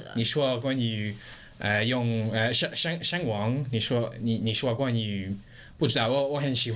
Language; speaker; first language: Chinese; non-native, learner; English